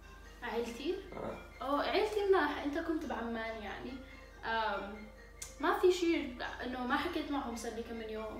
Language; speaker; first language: Arabic; native; Arabic